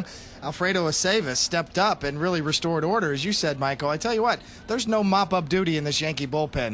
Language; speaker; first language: English; native; English